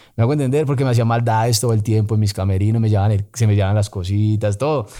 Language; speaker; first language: Spanish; native; Spanish